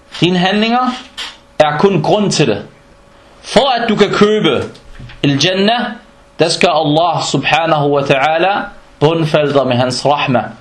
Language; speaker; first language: Danish; non-native, fluent; Arabic